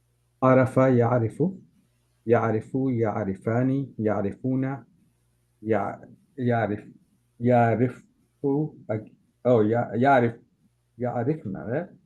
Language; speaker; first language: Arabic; non-native, learner; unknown